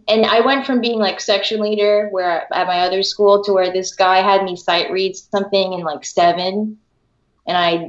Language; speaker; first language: English; early bilingual, other home language; Filipino